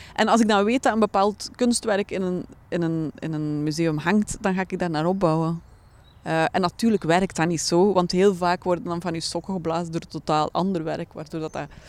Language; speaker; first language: Dutch; native; Dutch